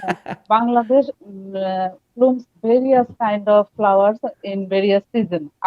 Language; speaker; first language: English; non-native, learner; Bangla